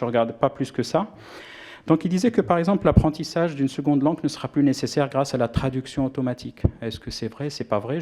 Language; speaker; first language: French; non-native, local second language; Arabic